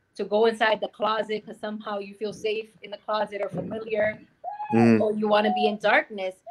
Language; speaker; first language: English; native; English